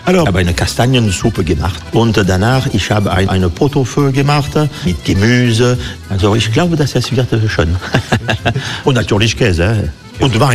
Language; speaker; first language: German; non-native, fluent; French